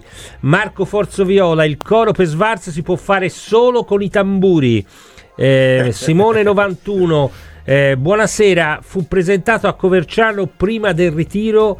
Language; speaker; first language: Italian; native; Italian